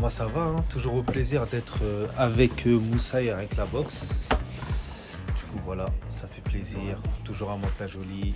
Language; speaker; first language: French; native; French